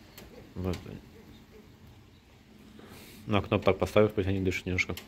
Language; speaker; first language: Russian; non-native, local second language; Azerbaijani